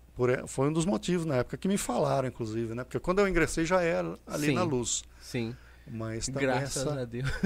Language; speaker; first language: Portuguese; native; Portuguese